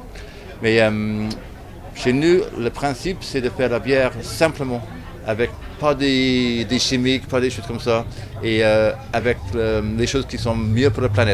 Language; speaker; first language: French; non-native, fluent; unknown